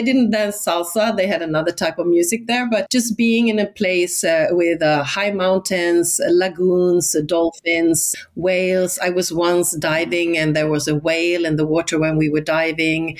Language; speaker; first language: English; non-native, fluent; Swedish